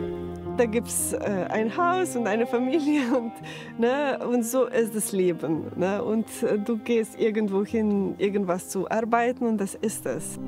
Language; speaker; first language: German; non-native, fluent; Slovenian